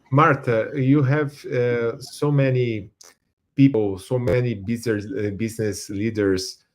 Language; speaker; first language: English; non-native, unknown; Portuguese